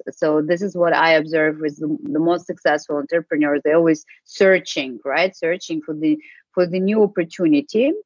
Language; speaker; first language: English; non-native, fluent; Ukrainian